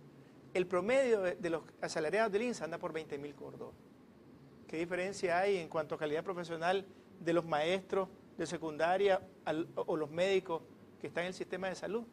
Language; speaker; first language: Spanish; native; Spanish